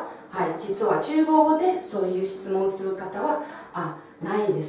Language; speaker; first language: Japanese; non-native, local second language; Chinese